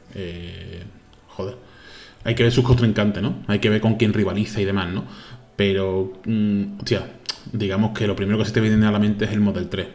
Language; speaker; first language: Spanish; native; Spanish